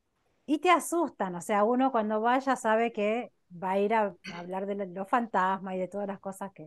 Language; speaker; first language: Spanish; native; Spanish